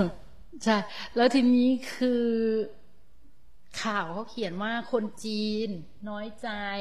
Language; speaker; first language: Thai; native; Thai